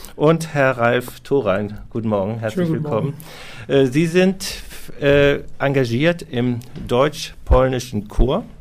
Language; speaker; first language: German; native; German